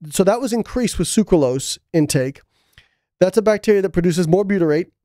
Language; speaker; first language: English; native; English